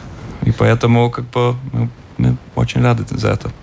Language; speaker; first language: Russian; non-native, local second language; Latvian